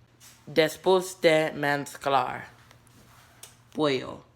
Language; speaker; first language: Spanish; non-native, learner; English